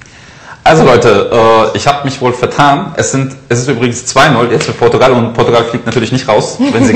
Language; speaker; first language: German; native; German